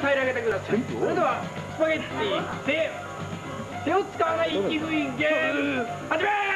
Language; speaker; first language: Japanese; native; Japanese